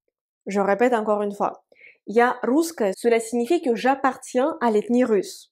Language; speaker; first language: French; non-native, fluent; Russian